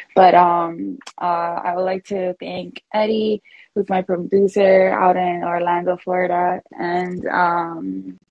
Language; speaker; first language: English; early bilingual, other home language; Spanish